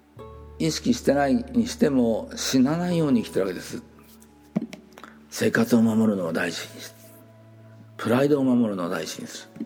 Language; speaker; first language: Japanese; native; Japanese